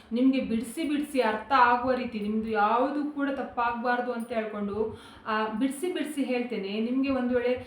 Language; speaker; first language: Kannada; non-native, local second language; Konkani